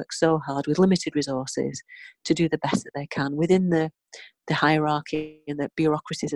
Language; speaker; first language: English; native; English